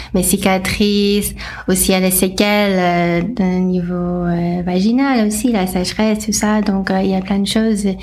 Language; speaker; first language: French; non-native, fluent; English